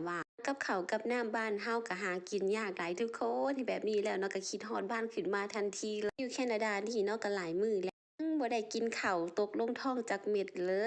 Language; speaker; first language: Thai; non-native, local second language; Lao